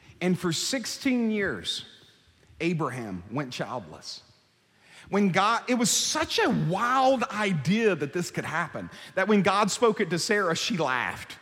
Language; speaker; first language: English; native; English